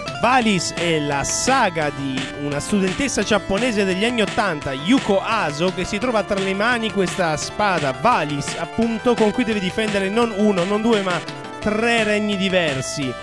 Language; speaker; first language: Italian; native; Italian